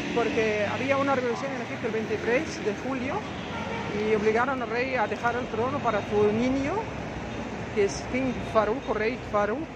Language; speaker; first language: Spanish; non-native, fluent; Arabic